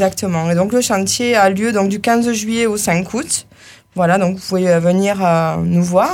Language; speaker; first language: French; native; French